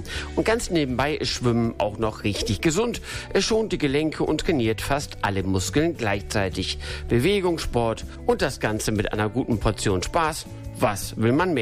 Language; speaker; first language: German; native; German